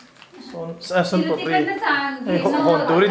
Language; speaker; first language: Hindi; non-native, local second language; Mizo